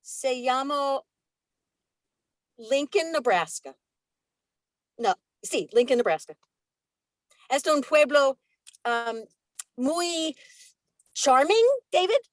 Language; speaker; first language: Spanish; non-native, learner; English